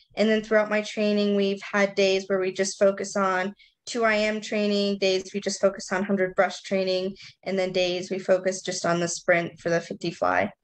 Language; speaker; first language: English; native; English